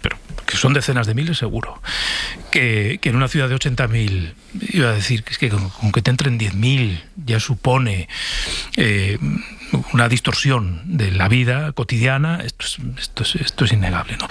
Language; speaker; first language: Spanish; native; Spanish